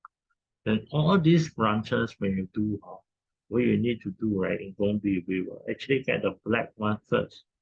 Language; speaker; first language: English; non-native, fluent; Chinese